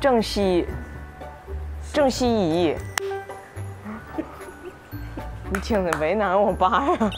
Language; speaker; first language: Chinese; native; Chinese